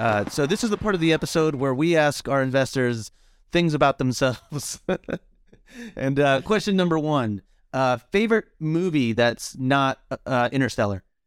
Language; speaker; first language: English; early bilingual, other home language; Spanish